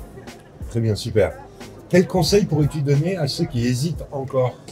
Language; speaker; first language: French; native; French